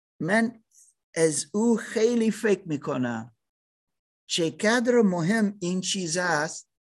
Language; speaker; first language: Persian; non-native, learner; German